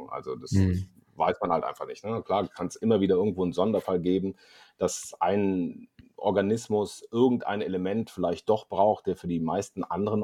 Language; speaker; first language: German; native; German